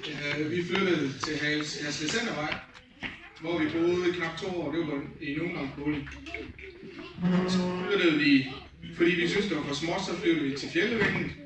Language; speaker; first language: Danish; early bilingual, other home language; Vietnamese